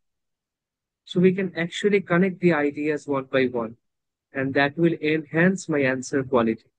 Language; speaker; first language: English; non-native, fluent; Bangla